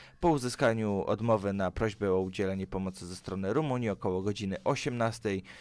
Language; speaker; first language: Polish; native; Polish